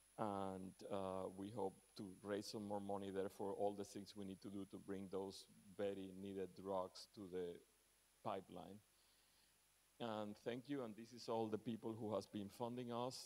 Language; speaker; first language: English; non-native, fluent; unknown